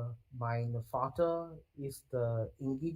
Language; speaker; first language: German; non-native, learner; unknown